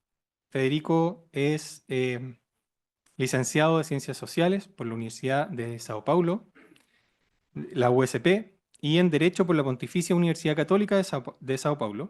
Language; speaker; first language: Spanish; native; Spanish